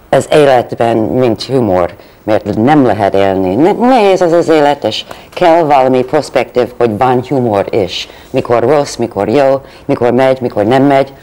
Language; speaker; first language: Hungarian; non-native, fluent; English